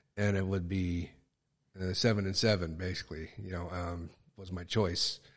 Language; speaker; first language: English; native; English